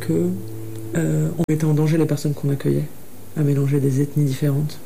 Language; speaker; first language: French; native; French